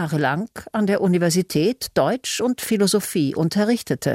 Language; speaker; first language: German; native; German